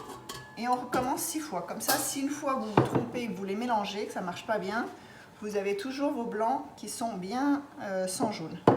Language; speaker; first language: French; native; French